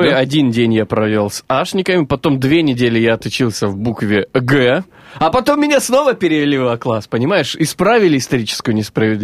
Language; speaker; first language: Russian; native; Russian